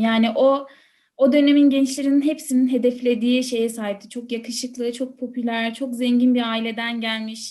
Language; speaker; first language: Turkish; native; Turkish